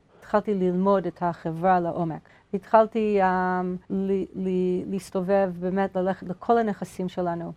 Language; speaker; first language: Hebrew; non-native, fluent; English